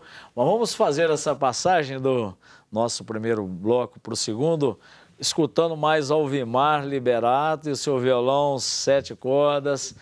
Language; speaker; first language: Portuguese; native; Portuguese